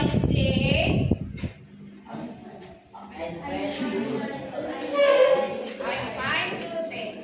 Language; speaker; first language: English; non-native, fluent; Indonesian